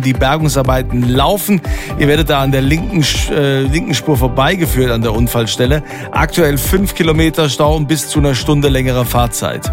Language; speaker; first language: German; native; German